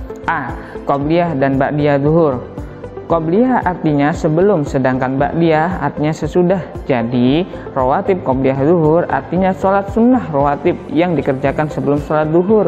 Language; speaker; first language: Indonesian; native; Indonesian